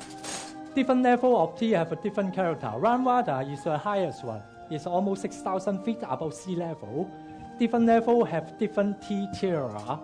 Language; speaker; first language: English; non-native, local second language; Cantonese